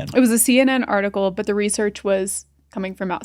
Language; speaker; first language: English; native; English